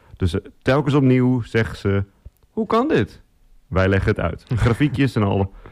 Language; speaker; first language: Dutch; native; Dutch